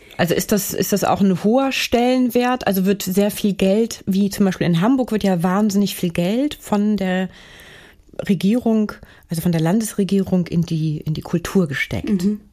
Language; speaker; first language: German; native; German